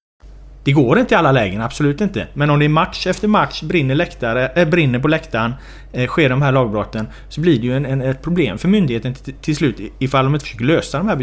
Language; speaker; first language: Swedish; native; Swedish